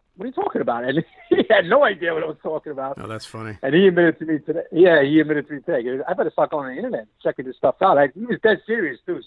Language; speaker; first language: English; native; English